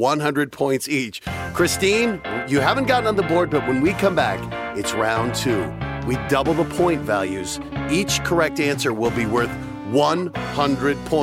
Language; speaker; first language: English; native; English